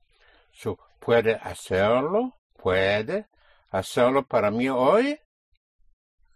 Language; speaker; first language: Spanish; non-native, fluent; English